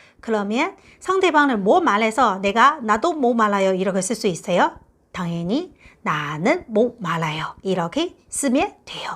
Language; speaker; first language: Korean; non-native, fluent; Chinese